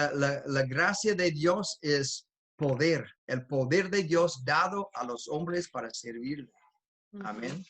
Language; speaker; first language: Spanish; non-native, fluent; English